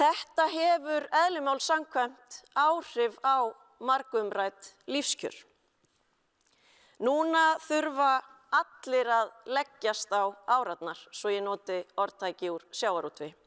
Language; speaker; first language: Icelandic; native; Icelandic